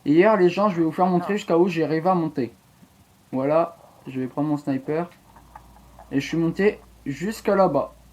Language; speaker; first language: French; native; French